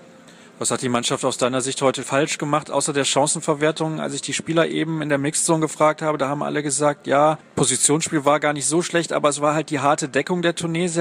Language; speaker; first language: German; native; German